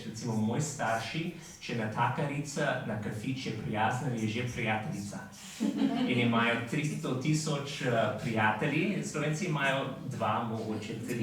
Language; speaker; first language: Slovenian; non-native, fluent; English